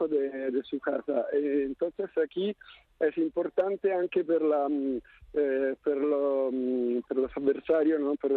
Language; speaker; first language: Spanish; non-native, fluent; Italian